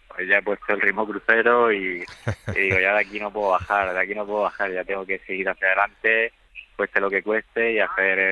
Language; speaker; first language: Spanish; native; Spanish